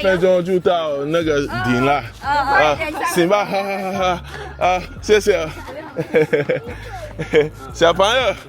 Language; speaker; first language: Chinese; non-native, fluent; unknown